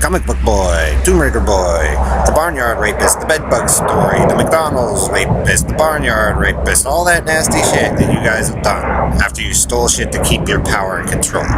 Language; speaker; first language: English; native; English